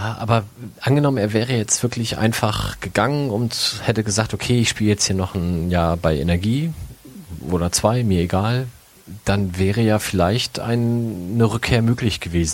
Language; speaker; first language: German; native; German